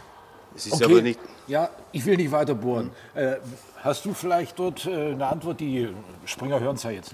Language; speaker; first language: German; native; German